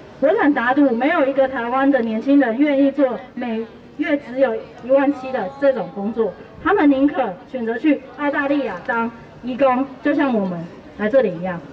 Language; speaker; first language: Chinese; non-native, fluent; Indonesian